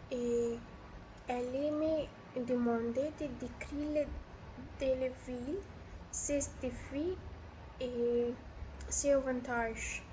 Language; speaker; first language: French; non-native, learner; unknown